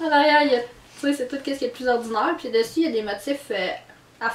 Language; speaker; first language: French; native; French